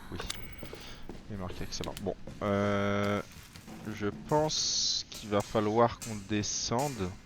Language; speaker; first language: French; native; French